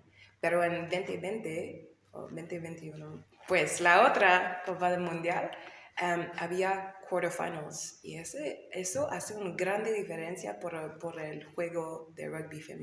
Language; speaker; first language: Spanish; non-native, learner; English